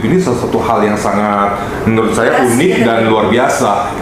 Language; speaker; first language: Indonesian; native; Indonesian